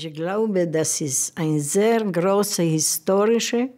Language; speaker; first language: German; non-native, learner; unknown